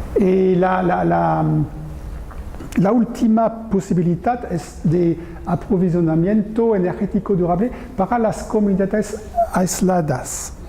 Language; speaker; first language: Spanish; non-native, learner; French